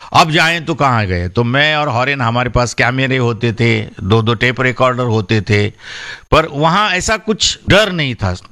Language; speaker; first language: Hindi; non-native, local second language; Marathi